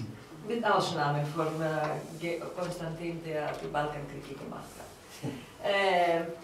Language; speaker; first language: German; non-native, fluent; Greek